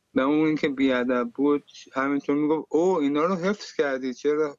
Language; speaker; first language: Persian; native; Persian